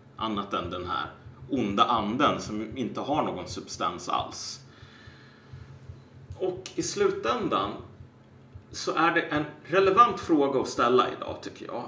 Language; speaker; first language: Swedish; native; Swedish